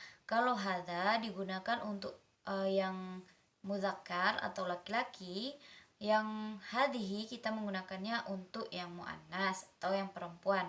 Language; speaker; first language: Indonesian; native; Indonesian